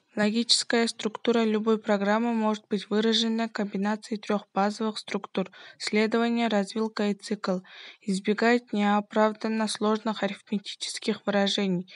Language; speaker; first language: Russian; non-native, local second language; Kyrgyz